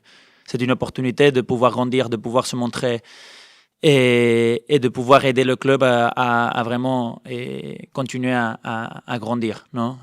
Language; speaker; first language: French; non-native, fluent; Spanish